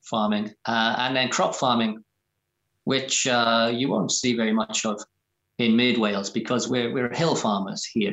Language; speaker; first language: English; native; English